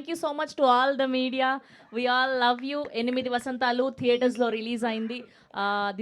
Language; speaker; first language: Telugu; native; Telugu